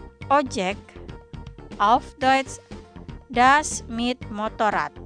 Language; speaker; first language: German; non-native, fluent; Indonesian